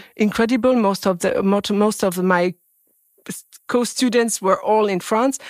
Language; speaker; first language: English; non-native, fluent; French